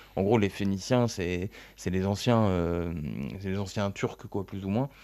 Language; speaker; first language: French; native; French